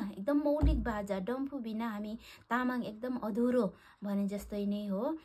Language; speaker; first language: Nepali; non-native, local second language; Eastern Tamang